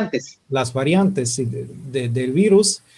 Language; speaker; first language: Spanish; non-native, fluent; Russian